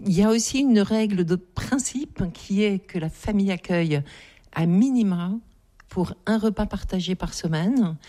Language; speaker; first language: French; native; French